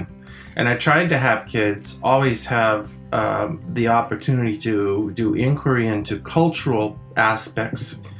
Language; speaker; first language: English; early bilingual, other home language; French